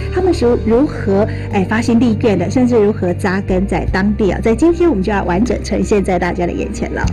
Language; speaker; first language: Chinese; native; Chinese